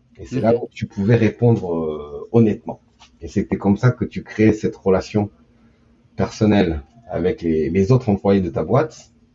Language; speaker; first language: French; early bilingual, heritage; French